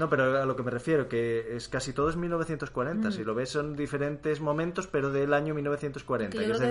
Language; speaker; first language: Spanish; native; Spanish